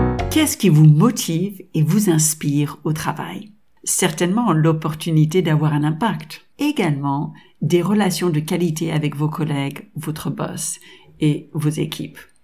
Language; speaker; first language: French; non-native, fluent; English